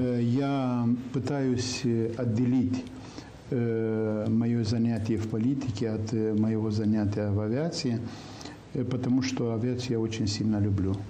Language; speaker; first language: Russian; non-native, local second language; Romanian